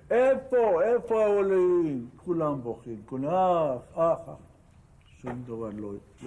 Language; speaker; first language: Hebrew; non-native, fluent; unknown